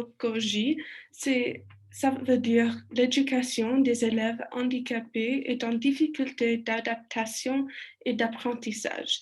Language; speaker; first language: French; non-native, learner; English